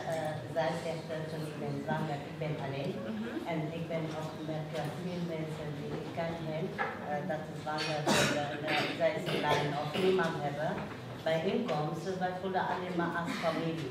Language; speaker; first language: Dutch; non-native, learner; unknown